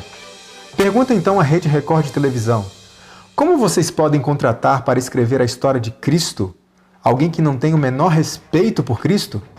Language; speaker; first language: Portuguese; native; Portuguese